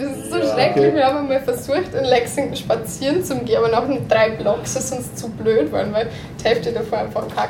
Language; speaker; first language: German; native; German